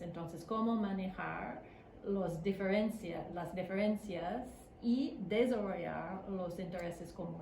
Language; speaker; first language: Spanish; non-native, fluent; English